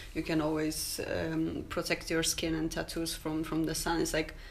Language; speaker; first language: English; non-native, fluent; Polish